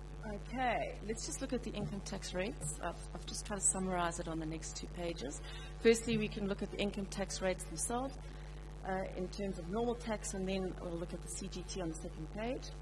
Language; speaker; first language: English; native; English